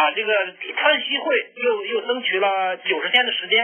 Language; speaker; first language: Chinese; native; Chinese